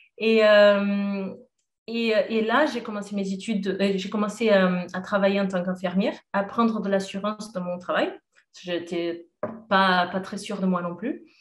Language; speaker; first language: French; non-native, fluent; Portuguese